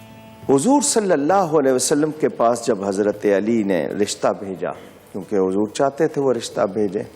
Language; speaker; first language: Urdu; native; Urdu